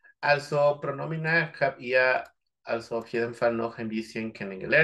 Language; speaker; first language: German; non-native, fluent; Spanish